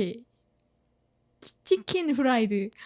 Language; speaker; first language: Korean; non-native, fluent; Thai